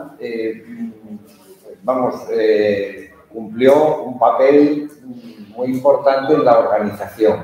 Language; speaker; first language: Spanish; early bilingual, heritage; Spanish